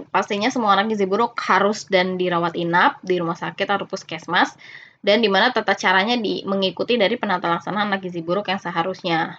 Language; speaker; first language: Indonesian; native; Indonesian